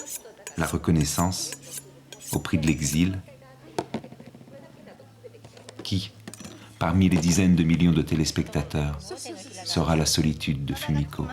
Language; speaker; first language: French; native; French